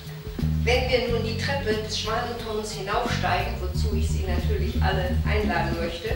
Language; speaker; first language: German; native; German